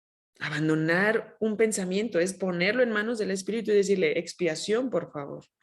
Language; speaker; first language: Spanish; native; Spanish